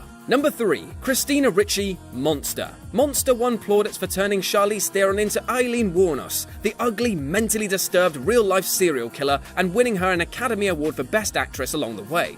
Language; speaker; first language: English; native; English